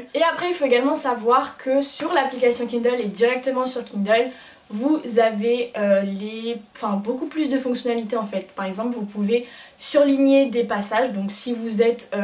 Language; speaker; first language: French; native; French